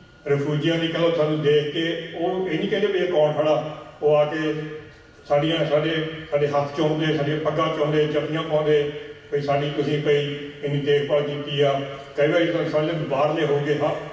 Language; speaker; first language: Punjabi; early bilingual, heritage; Punjabi